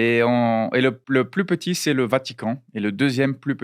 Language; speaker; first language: French; non-native, fluent; Portuguese